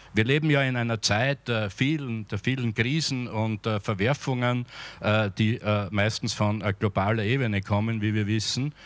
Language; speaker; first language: German; native; German